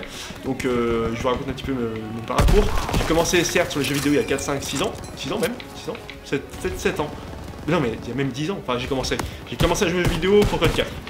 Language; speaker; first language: French; native; French